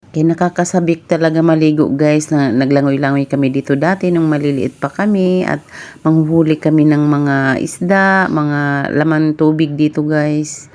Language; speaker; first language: Filipino; non-native, local second language; Cebuano